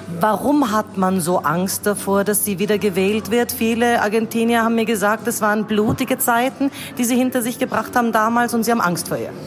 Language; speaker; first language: German; native; German